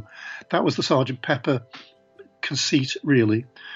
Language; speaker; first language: English; native; English